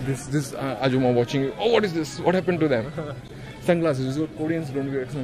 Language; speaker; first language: English; non-native, local second language; Hindi